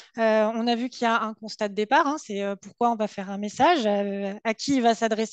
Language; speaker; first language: French; native; French